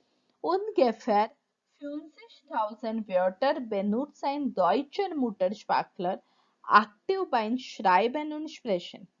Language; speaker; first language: German; non-native, fluent; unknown